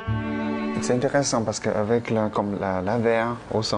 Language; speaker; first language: French; non-native, fluent; English